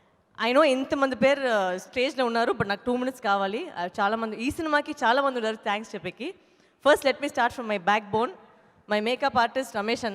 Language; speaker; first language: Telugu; non-native, local second language; Tamil